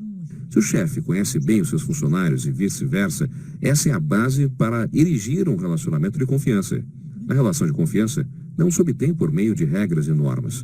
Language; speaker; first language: Portuguese; native; Portuguese